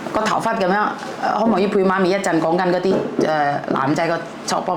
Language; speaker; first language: Cantonese; non-native, fluent; Javanese